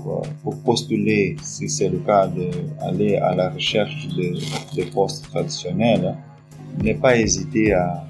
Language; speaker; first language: French; non-native, fluent; Portuguese